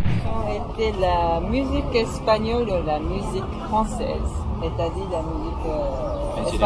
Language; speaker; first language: French; non-native, fluent; Japanese